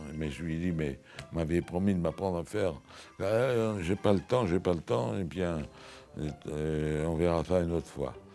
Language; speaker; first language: French; early bilingual, other home language; Yiddish